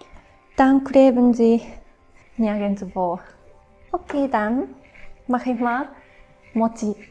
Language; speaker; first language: German; non-native, fluent; Japanese